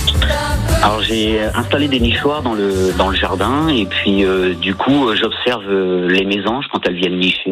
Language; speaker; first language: French; native; French